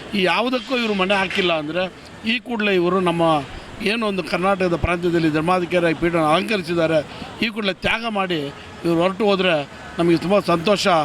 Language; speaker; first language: Kannada; native; Kannada